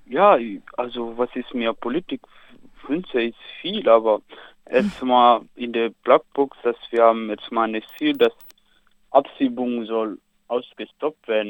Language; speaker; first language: German; non-native, learner; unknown